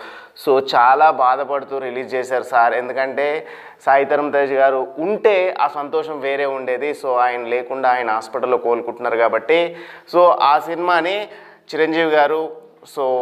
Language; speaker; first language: Telugu; native; Telugu